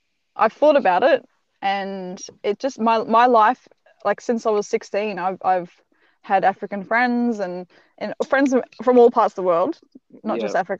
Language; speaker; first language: English; native; English